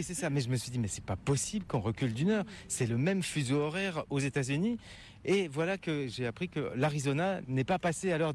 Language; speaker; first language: French; native; French